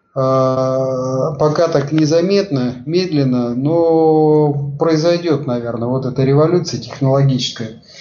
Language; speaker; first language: Russian; native; Russian